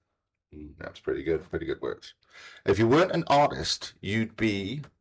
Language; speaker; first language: English; native; English